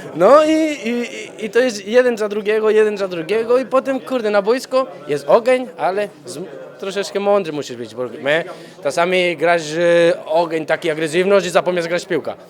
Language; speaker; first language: Polish; non-native, fluent; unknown